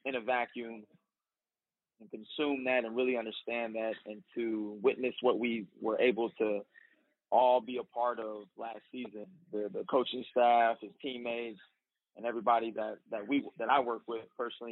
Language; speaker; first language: English; native; English